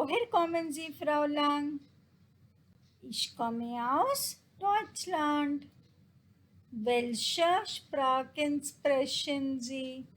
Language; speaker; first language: German; non-native, fluent; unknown